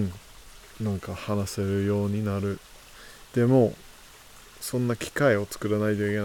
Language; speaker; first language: Japanese; non-native, fluent; English